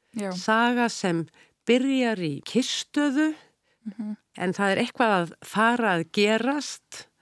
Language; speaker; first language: Icelandic; native; Icelandic